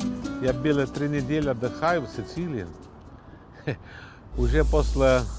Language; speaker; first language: Russian; non-native, learner; Italian